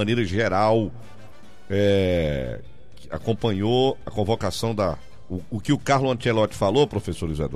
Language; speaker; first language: Portuguese; native; Portuguese